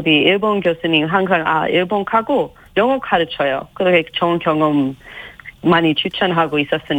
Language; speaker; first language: Korean; non-native, learner; English